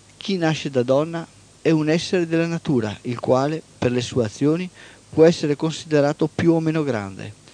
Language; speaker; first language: Italian; native; Italian